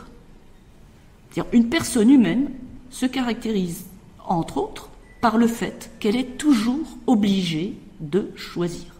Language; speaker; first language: French; native; French